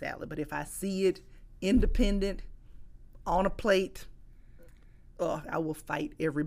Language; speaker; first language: English; native; English